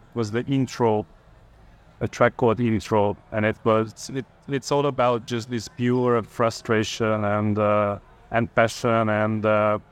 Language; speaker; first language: English; non-native, fluent; Hungarian